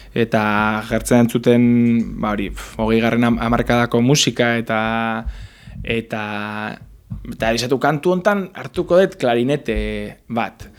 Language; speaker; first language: Basque; native; Basque